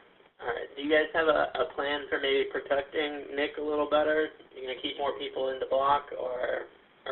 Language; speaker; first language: English; native; English